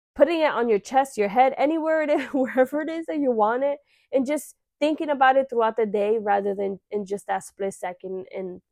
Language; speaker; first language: English; early bilingual, other home language; Spanish